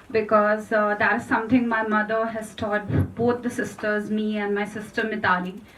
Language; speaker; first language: English; non-native, local second language; Hindi